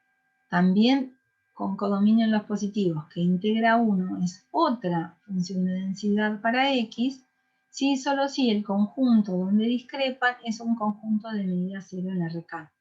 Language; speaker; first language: Spanish; native; Spanish